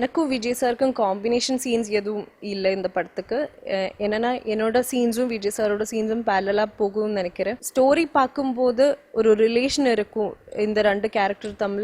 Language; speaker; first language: Tamil; non-native, learner; Malayalam